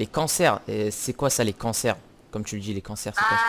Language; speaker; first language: French; native; French